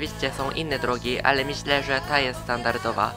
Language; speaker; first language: Polish; non-native, fluent; Japanese